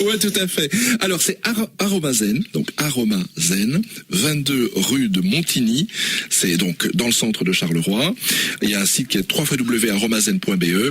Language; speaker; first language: French; native; French